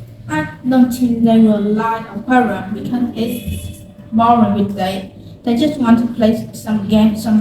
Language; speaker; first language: English; non-native, learner; Vietnamese